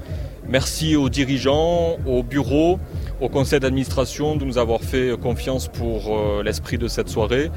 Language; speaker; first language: French; native; French